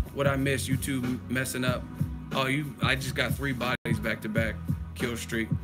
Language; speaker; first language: English; native; English